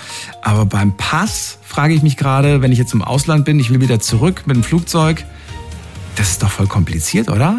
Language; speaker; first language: German; native; German